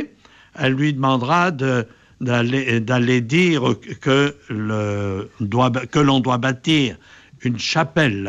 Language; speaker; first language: French; native; French